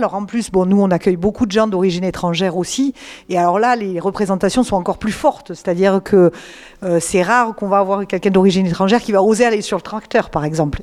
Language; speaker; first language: French; native; French